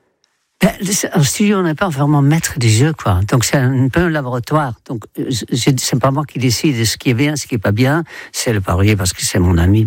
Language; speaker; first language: French; non-native, fluent; Dutch